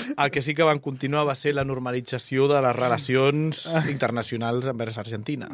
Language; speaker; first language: Catalan; native; Catalan